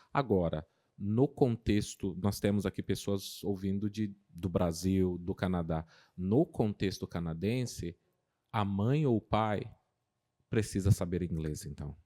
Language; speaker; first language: Portuguese; native; Portuguese